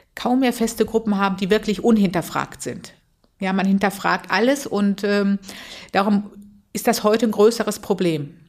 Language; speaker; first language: German; native; German